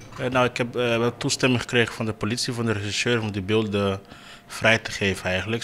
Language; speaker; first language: Dutch; native; Dutch